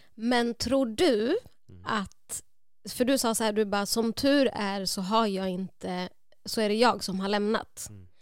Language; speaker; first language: Swedish; native; Swedish